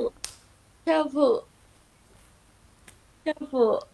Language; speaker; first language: Arabic; non-native, learner; Turkish